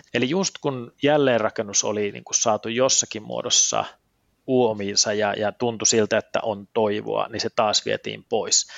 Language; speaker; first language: Finnish; early bilingual, heritage; Finnish